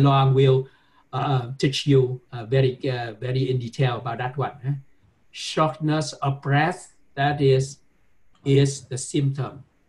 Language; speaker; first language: English; non-native, fluent; Vietnamese